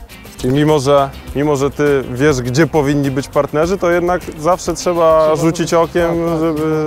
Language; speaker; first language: Polish; native; Polish